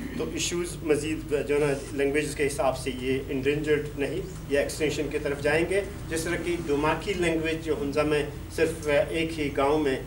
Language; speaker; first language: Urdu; non-native, local second language; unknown